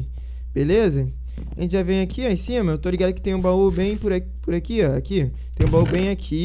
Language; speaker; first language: Portuguese; native; Portuguese